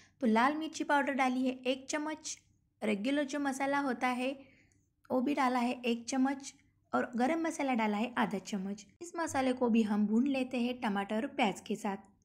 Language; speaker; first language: Hindi; non-native, local second language; Marathi